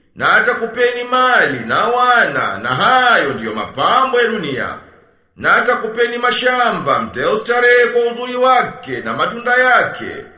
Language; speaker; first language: Swahili; native; Swahili